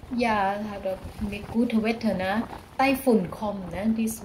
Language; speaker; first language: German; non-native, learner; Thai